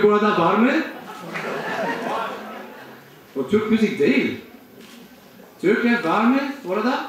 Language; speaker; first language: Turkish; non-native, learner; Georgian